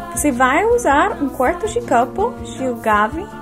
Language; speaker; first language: Portuguese; non-native, learner; English